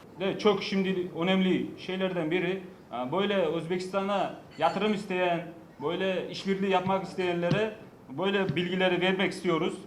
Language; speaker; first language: Turkish; non-native, learner; Uzbek